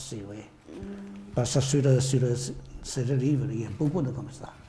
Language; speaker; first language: French; non-native, learner; Chinese